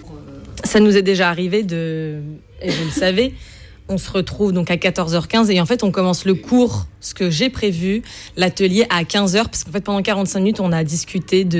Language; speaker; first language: French; native; French